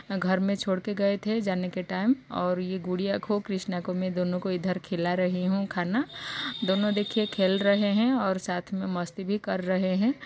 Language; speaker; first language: Hindi; native; Hindi